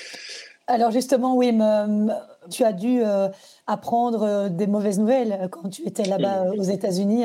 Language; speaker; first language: French; native; French